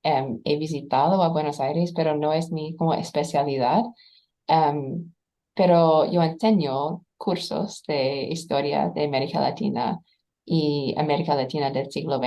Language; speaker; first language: Spanish; non-native, fluent; English